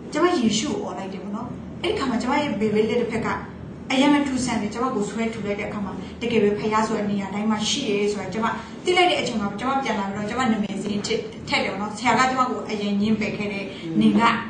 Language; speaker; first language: Burmese; non-native, local second language; S'gaw Karen